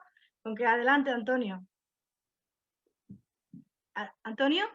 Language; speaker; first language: Spanish; native; Spanish